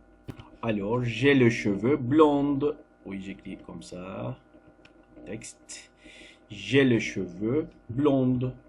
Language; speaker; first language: French; non-native, fluent; Turkish